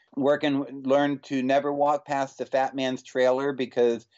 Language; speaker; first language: English; native; English